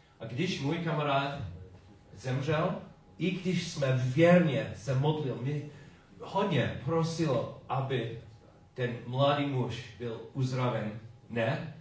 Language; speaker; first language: Czech; non-native, learner; English